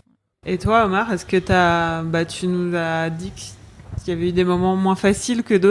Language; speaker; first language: French; native; French